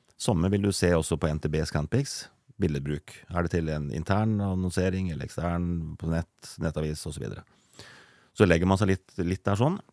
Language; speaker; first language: Norwegian; native; Norwegian